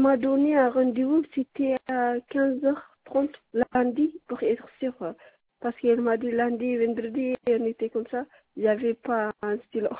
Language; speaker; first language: French; non-native, learner; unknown